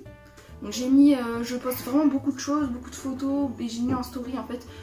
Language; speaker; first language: French; native; French